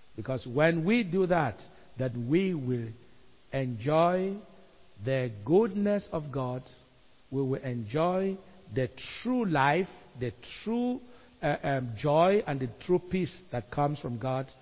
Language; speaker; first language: English; non-native, local second language; Igbo